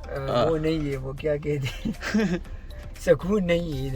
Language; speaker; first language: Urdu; non-native, local second language; Pashto